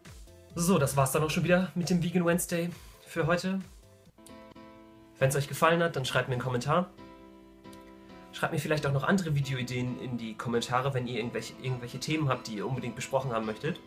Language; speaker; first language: German; native; German